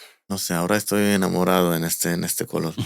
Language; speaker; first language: Spanish; non-native, fluent; Hebrew